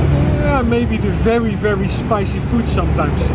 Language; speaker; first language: English; non-native, fluent; Dutch